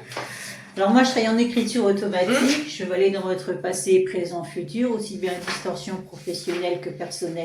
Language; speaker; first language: French; native; French